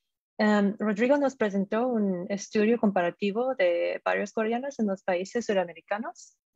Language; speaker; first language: Spanish; non-native, fluent; English